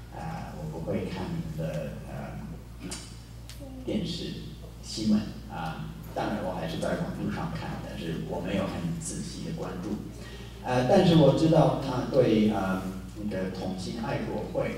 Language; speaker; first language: Chinese; non-native, fluent; English